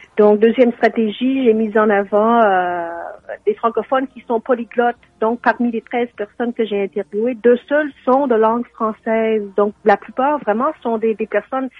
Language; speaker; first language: French; native; French